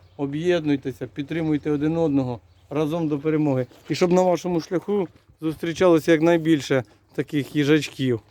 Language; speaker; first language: Ukrainian; native; Ukrainian